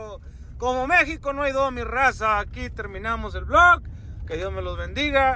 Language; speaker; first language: Spanish; native; Spanish